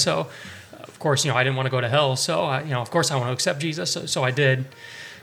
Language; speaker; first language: English; native; English